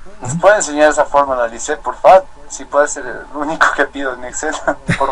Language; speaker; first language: Spanish; native; Spanish